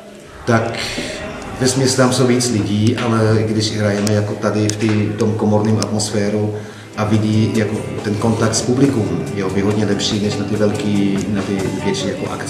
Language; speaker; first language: Czech; non-native, fluent; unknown